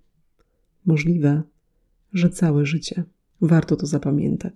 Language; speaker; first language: Polish; native; Polish